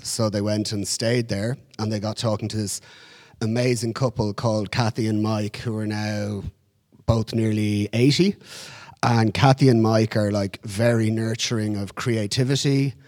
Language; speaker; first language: English; native; English